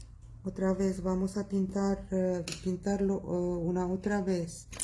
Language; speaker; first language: Spanish; non-native, local second language; Arabic